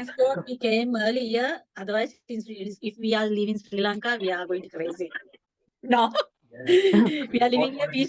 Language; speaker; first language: English; non-native, learner; Sinhala